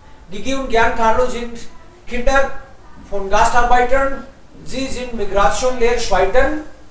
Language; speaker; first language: German; non-native, fluent; Hindi